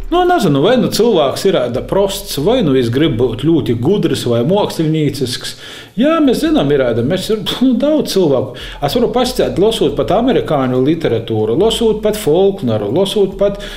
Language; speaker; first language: Latvian; native; Latvian